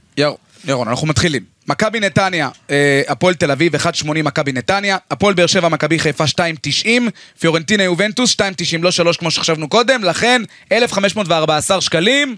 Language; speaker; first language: Hebrew; native; Hebrew